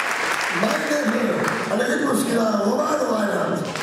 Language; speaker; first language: German; non-native, local second language; Romany